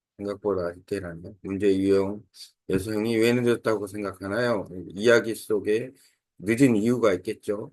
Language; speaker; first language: Korean; native; Korean